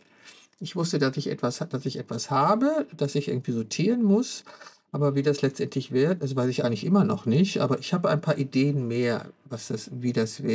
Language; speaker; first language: German; native; German